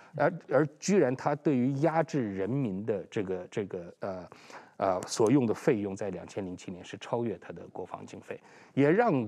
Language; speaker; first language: Chinese; non-native, local second language; Uyghur